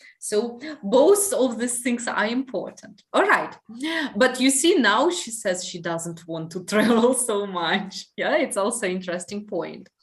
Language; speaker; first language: English; non-native, fluent; Russian